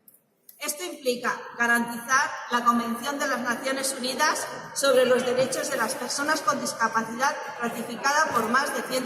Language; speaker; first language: Spanish; native; Spanish